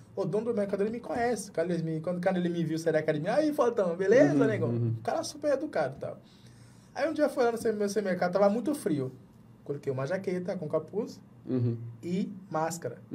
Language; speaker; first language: Portuguese; non-native, fluent; English